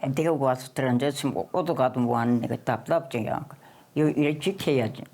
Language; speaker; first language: Korean; native; Korean